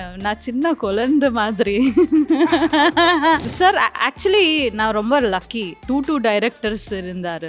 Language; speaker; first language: Tamil; non-native, learner; Kannada